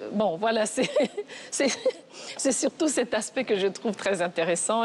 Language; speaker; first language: French; non-native, local second language; Kinyarwanda